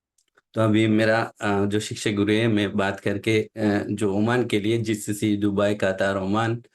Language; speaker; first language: Hindi; non-native, local second language; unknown